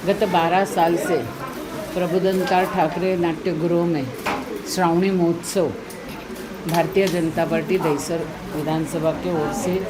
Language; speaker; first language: Hindi; non-native, local second language; Marathi